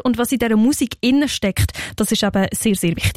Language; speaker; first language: German; native; German